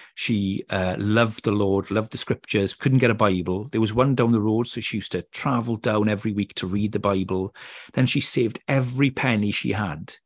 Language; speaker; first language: English; native; English